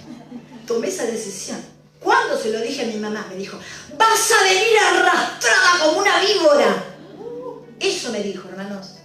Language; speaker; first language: Spanish; native; Spanish